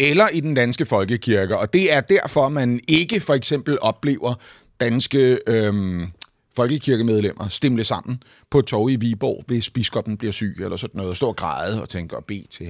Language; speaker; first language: Danish; native; Danish